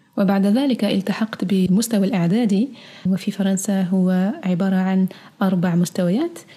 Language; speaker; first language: Arabic; early bilingual, heritage; Arabic